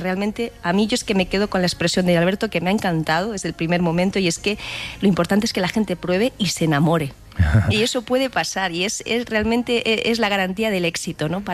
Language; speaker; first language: Spanish; native; Spanish